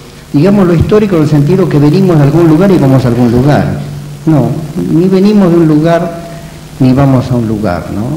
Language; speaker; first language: Spanish; native; Spanish